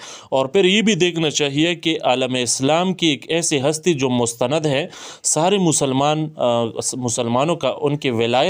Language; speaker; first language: Urdu; native; Urdu